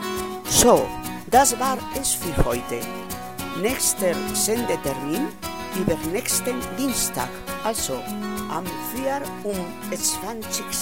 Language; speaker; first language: German; non-native, fluent; Spanish